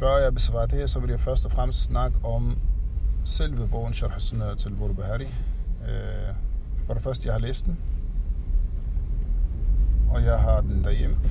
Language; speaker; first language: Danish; non-native, fluent; Arabic